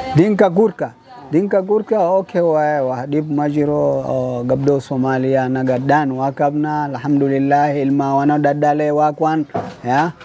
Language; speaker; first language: Somali; non-native, learner; Swahili